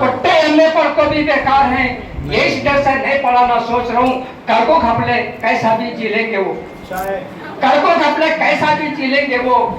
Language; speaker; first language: Hindi; non-native, local second language; Urdu